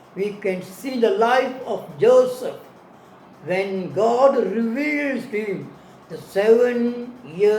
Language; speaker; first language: English; non-native, local second language; Tamil